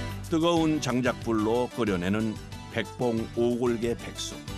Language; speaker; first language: Korean; native; Korean